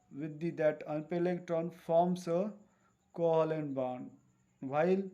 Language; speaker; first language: English; non-native, local second language; Marathi